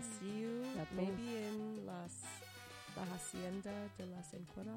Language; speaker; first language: Spanish; non-native, learner; English